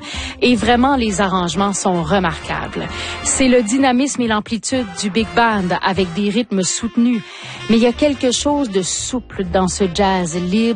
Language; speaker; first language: French; native; French